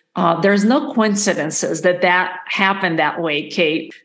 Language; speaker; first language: English; non-native, fluent; Spanish